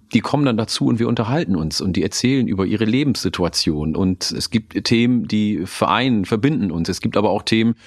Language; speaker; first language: German; non-native, local second language; Oromo